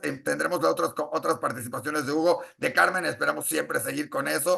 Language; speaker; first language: Spanish; native; Spanish